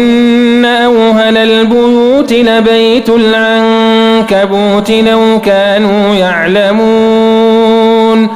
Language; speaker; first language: Arabic; native; Arabic